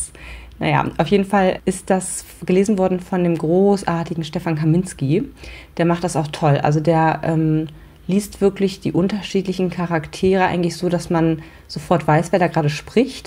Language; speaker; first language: German; native; German